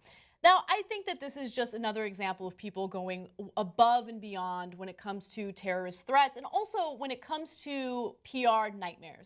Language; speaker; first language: English; native; English